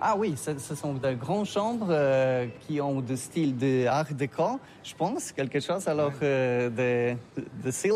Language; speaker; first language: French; non-native, learner; Polish